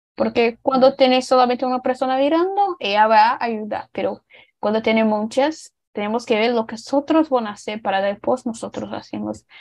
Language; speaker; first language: Spanish; non-native, learner; Portuguese